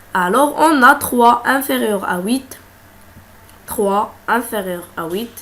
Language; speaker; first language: French; non-native, local second language; Arabic